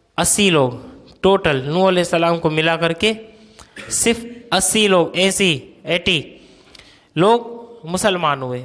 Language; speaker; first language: Urdu; non-native, local second language; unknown